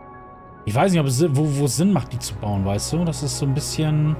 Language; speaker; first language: German; native; German